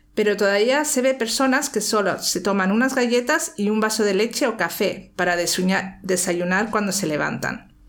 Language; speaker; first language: Spanish; native; Spanish